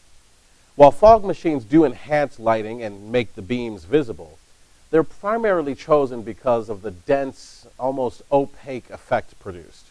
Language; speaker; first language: English; native; English